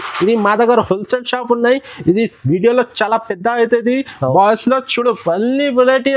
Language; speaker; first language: Telugu; non-native, local second language; Urdu